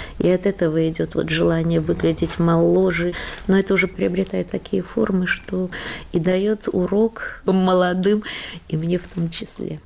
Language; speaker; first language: Russian; native; Russian